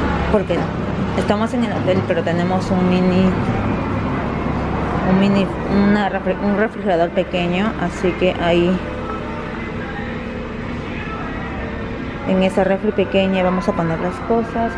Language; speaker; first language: Spanish; native; Spanish